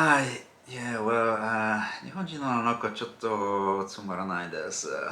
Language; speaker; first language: Japanese; non-native, learner; Polish